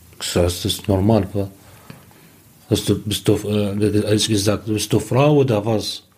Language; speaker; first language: German; non-native, learner; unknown